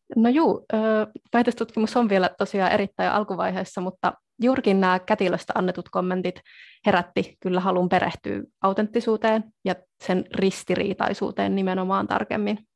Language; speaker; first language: Finnish; native; Finnish